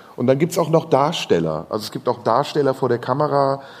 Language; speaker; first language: German; non-native, fluent; Turkish